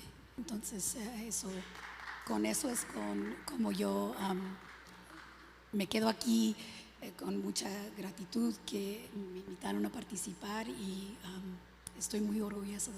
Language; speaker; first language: Spanish; early bilingual, other home language; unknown